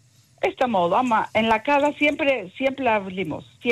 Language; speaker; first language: Spanish; early bilingual, heritage; Ladino